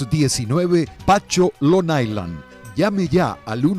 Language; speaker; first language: Spanish; native; Spanish